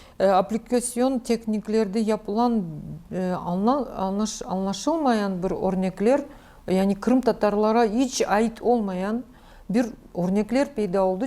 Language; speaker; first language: Turkish; non-native, learner; Crimean Tatar